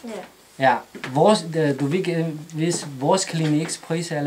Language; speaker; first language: Danish; non-native, learner; Chinese